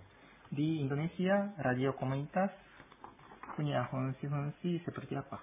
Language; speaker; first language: Indonesian; non-native, fluent; Japanese